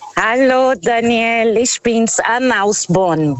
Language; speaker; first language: German; non-native, fluent; Portuguese